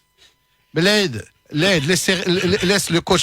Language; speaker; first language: French; native; French